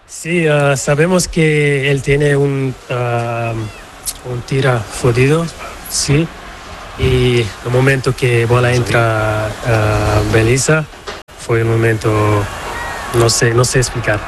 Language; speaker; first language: Spanish; non-native, learner; Portuguese